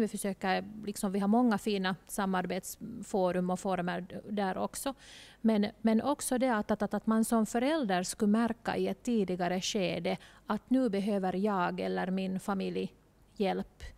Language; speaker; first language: Swedish; non-native, local second language; Finnish